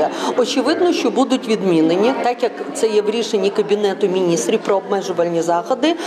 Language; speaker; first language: Ukrainian; native; Ukrainian